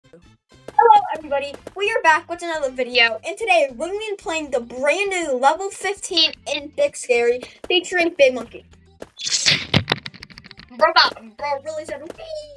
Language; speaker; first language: English; native; English